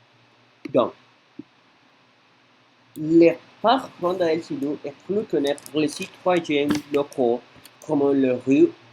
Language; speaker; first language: French; non-native, learner; Spanish